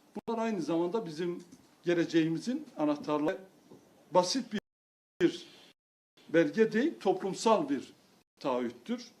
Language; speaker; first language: Turkish; non-native, local second language; Kurdish